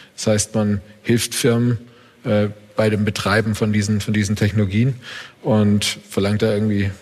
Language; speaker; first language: German; native; German